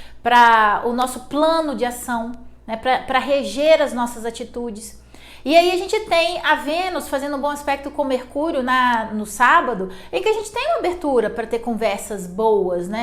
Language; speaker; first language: Portuguese; native; Portuguese